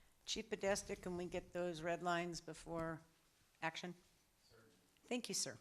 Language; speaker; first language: English; native; English